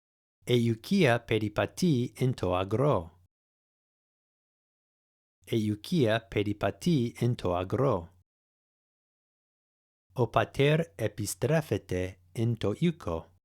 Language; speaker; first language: Greek; non-native, fluent; English